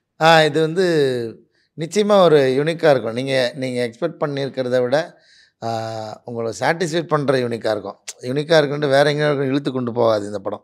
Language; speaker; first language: Tamil; native; Tamil